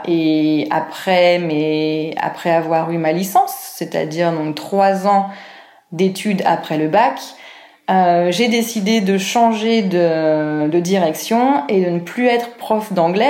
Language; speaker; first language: French; native; French